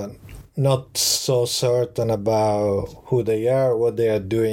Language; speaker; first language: English; non-native, learner; Italian